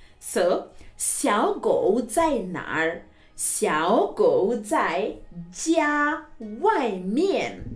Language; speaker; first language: Chinese; non-native, fluent; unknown